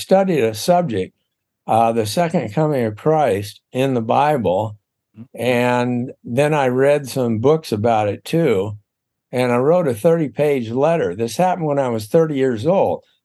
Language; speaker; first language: English; native; English